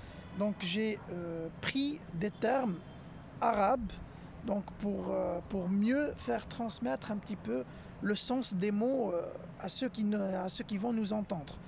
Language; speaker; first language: French; non-native, local second language; Arabic